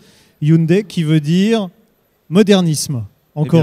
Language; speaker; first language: French; native; French